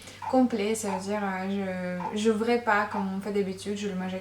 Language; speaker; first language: French; non-native, fluent; Russian